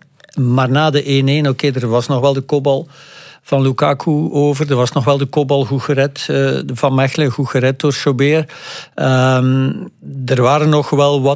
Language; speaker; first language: Dutch; native; Dutch